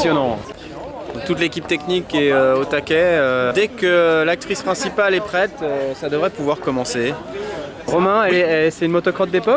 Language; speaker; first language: French; native; French